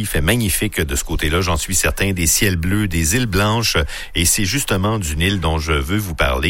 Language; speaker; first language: French; native; French